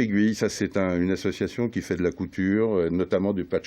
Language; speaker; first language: French; native; French